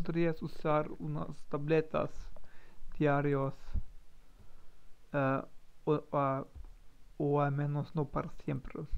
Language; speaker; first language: Spanish; non-native, learner; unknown